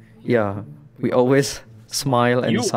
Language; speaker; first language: English; non-native, learner; Indonesian